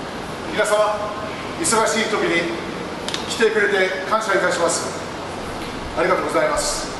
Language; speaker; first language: Japanese; non-native, learner; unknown